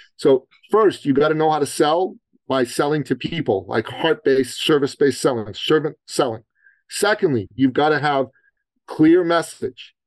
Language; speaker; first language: English; early bilingual, other home language; Persian